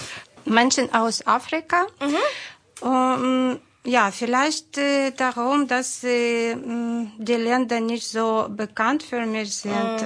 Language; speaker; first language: German; non-native, fluent; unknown